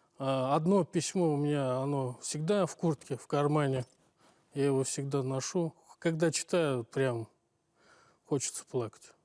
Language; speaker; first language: Russian; native; Russian